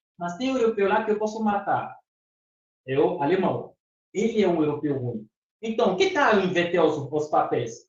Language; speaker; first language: Portuguese; non-native, fluent; Fon